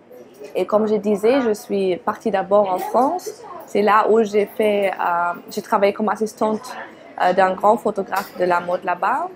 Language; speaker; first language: French; non-native, fluent; German